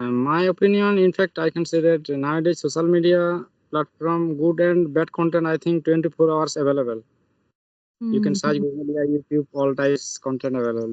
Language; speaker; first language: English; non-native, learner; Santali